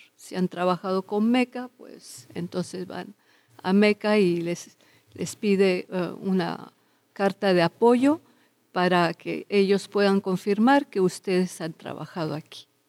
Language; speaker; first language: Spanish; early bilingual, heritage; Spanish